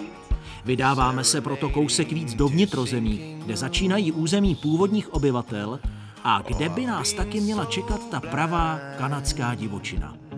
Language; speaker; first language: Czech; native; Czech